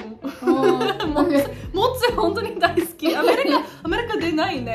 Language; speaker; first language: Japanese; non-native, fluent; English